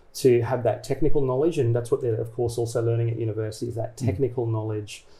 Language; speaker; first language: English; native; English